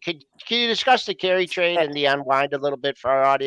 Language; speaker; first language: English; native; English